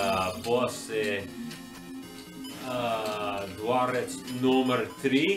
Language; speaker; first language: Russian; non-native, learner; English